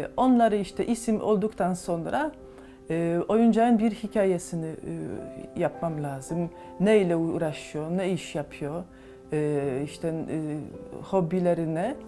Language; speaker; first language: Turkish; non-native, fluent; Polish